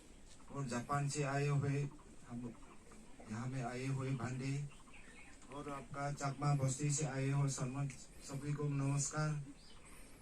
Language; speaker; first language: Hindi; non-native, local second language; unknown